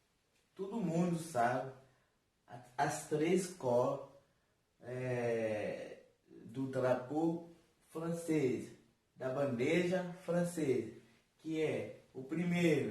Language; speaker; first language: Portuguese; non-native, fluent; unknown